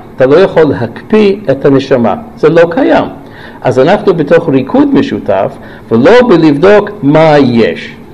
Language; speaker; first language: Hebrew; non-native, fluent; English